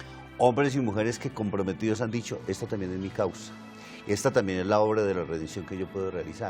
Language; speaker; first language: Spanish; native; Spanish